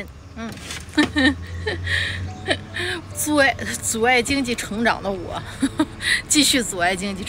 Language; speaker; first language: Chinese; native; Chinese